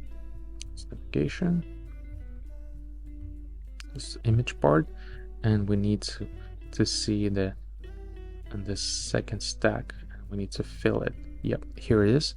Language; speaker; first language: English; non-native, fluent; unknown